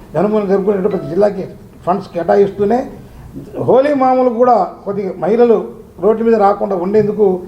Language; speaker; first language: Telugu; non-native, local second language; Lambadi